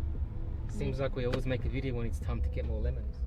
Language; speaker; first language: English; native; English